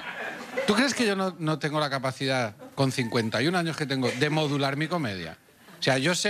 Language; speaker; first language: Spanish; native; Spanish